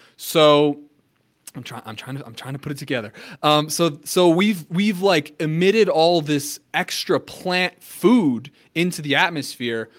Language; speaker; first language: English; native; English